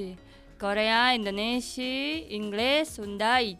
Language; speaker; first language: Catalan; non-native, learner; Indonesian